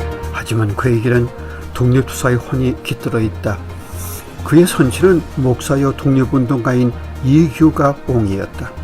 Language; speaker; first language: Korean; native; Korean